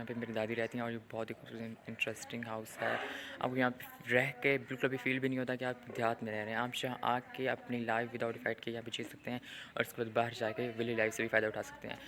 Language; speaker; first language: Urdu; non-native, local second language; Saraiki